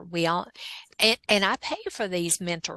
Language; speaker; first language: English; native; English